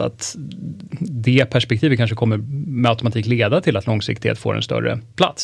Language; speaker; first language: Swedish; native; Swedish